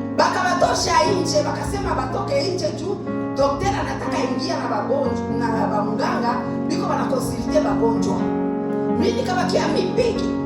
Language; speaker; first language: Swahili; native; Swahili